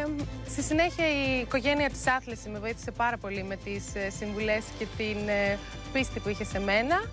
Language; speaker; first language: Greek; native; Greek